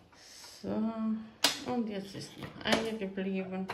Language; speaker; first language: German; non-native, fluent; Croatian